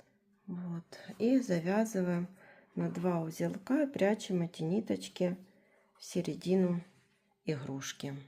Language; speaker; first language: Russian; native; Russian